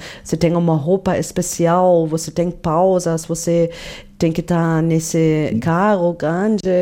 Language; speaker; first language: Portuguese; non-native, fluent; German